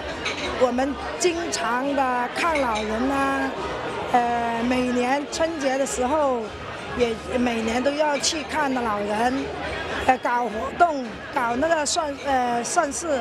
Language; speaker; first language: Chinese; non-native, local second language; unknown